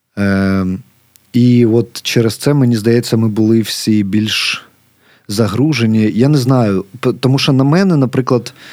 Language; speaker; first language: Ukrainian; native; Ukrainian